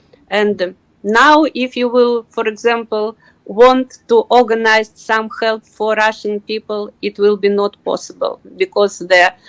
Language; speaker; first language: English; non-native, learner; Russian